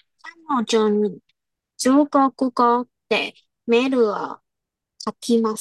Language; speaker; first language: Japanese; non-native, learner; Chinese